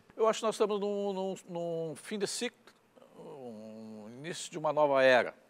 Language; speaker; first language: Portuguese; native; Portuguese